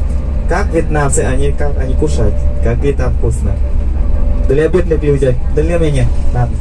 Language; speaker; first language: Russian; non-native, learner; Vietnamese